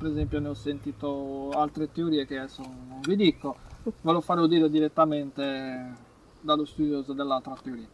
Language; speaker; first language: Italian; native; Italian